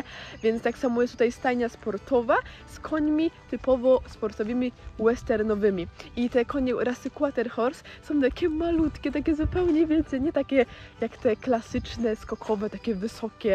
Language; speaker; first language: Polish; native; Polish